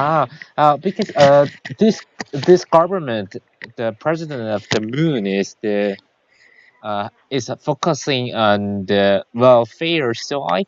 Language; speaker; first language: English; non-native, learner; Korean